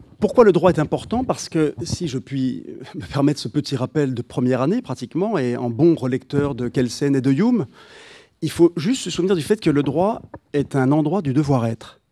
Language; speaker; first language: French; native; French